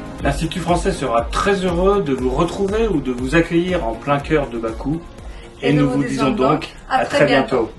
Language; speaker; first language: French; native; French